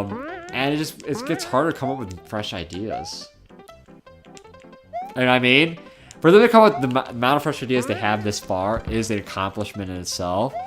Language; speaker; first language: English; native; English